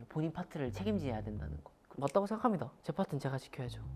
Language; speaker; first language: Korean; native; Korean